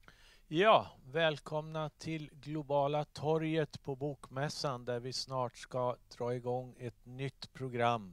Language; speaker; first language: Swedish; native; Swedish